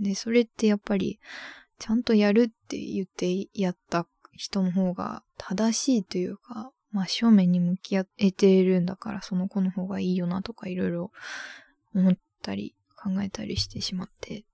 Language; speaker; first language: Japanese; native; Japanese